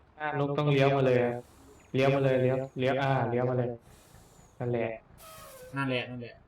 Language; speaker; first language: Thai; native; Thai